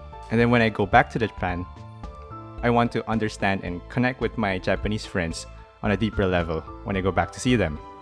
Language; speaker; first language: English; non-native, local second language; Filipino